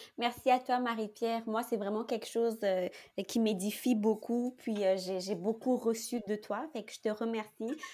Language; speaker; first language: French; non-native, local second language; Malagasy